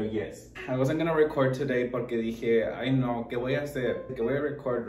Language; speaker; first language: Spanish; early bilingual, heritage; Spanish